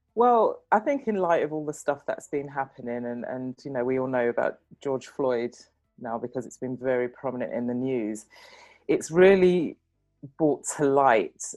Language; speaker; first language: English; native; English